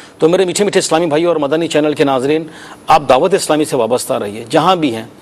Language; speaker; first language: Urdu; native; Urdu